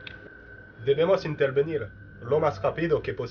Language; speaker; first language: Spanish; non-native, learner; French